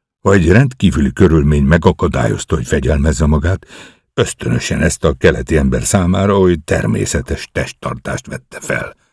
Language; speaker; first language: Hungarian; native; Hungarian